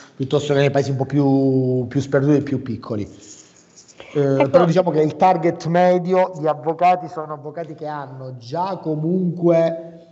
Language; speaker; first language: Italian; native; Italian